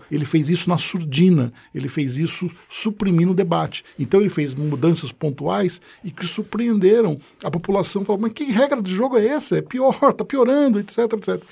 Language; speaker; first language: Portuguese; native; Portuguese